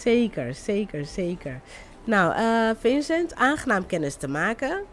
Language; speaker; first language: Dutch; non-native, fluent; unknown